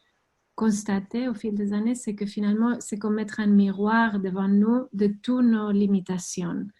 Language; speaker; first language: French; non-native, fluent; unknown